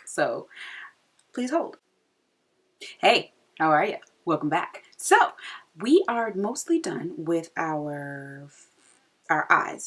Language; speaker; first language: English; native; English